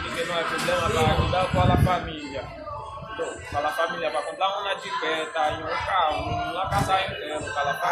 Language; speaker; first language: Portuguese; non-native, learner; Haitian Creole